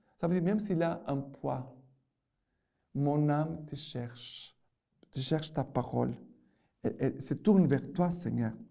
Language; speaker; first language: French; non-native, fluent; Portuguese